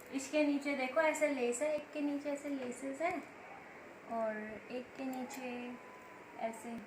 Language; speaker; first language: Hindi; native; Hindi